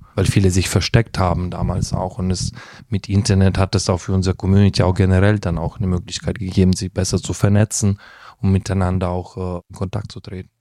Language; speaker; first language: German; non-native, fluent; Russian